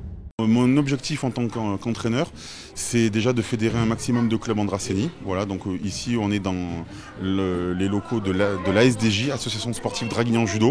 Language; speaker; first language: French; native; French